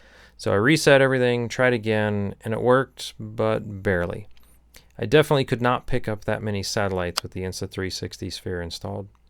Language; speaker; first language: English; native; English